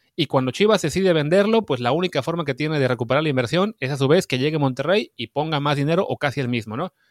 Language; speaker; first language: Spanish; native; Spanish